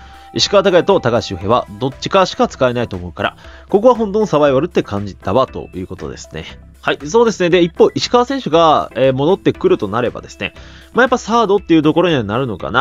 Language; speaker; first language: Japanese; native; Japanese